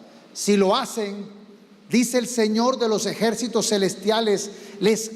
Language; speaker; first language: Spanish; native; Spanish